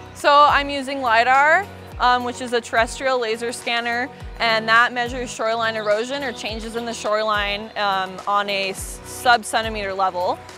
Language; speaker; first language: English; native; English